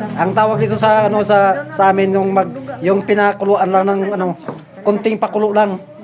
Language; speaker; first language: Filipino; non-native, local second language; Cebuano